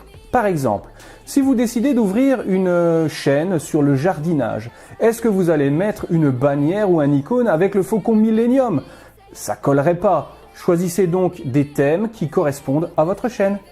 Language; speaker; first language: French; native; French